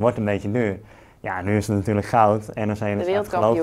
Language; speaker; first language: Dutch; native; Dutch